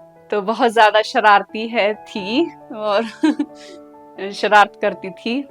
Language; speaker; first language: Hindi; native; Hindi